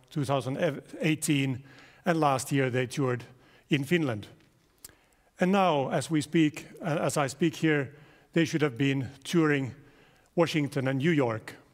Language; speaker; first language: English; non-native, fluent; Finnish